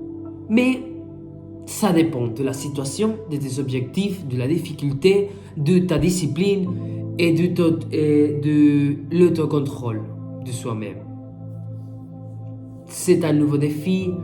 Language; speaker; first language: French; non-native, fluent; Spanish